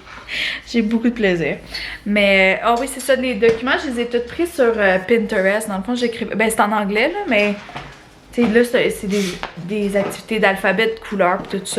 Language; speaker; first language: French; native; French